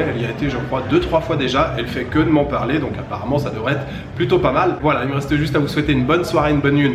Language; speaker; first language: French; native; French